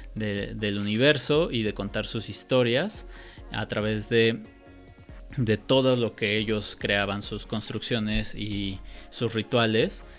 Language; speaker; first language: Spanish; native; Spanish